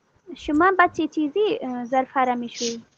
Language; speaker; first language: Persian; non-native, learner; Urdu